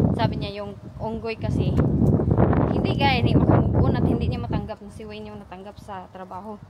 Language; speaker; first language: Filipino; non-native, local second language; Cebuano